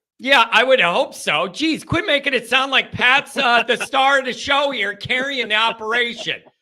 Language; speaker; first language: English; native; English